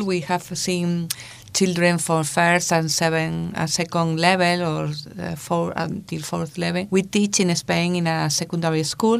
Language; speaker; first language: English; non-native, learner; Spanish